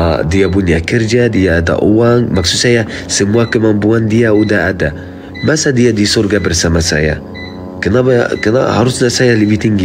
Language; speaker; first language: Indonesian; non-native, fluent; Arabic